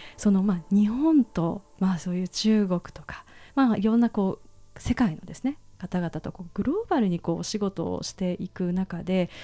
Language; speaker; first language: Japanese; native; Japanese